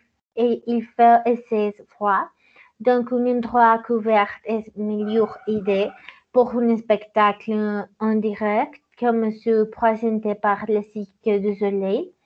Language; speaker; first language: French; non-native, learner; Spanish